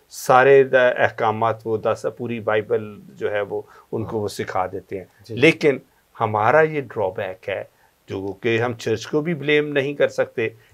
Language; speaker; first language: Urdu; non-native, local second language; Punjabi